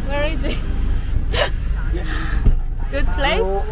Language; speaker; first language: English; non-native, learner; Korean